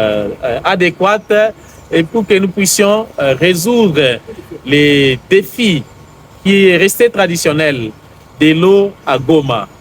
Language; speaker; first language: French; non-native, local second language; Swahili